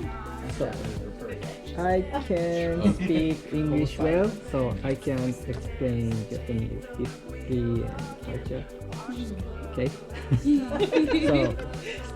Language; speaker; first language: English; non-native, learner; Japanese